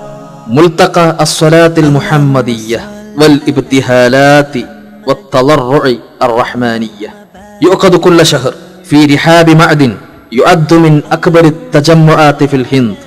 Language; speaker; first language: Arabic; non-native, fluent; Malayalam